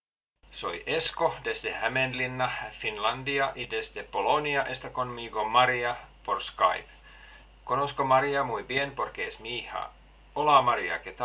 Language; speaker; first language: Spanish; non-native, fluent; Finnish